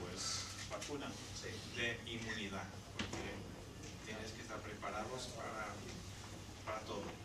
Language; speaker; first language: Spanish; non-native, fluent; Portuguese